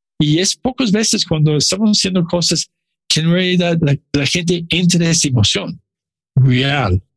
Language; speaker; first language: Spanish; non-native, learner; English